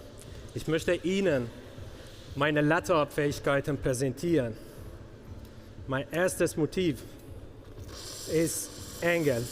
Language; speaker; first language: German; non-native, learner; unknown